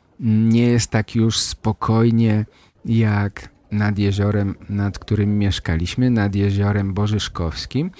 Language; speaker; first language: Polish; native; Polish